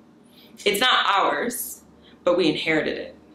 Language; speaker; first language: English; native; English